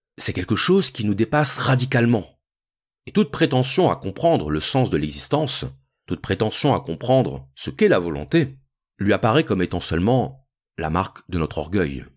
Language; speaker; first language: French; native; French